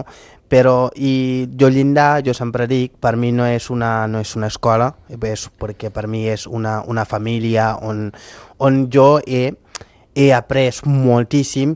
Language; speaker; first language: Catalan; non-native, learner; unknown